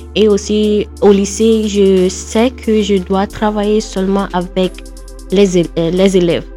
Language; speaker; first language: French; non-native, fluent; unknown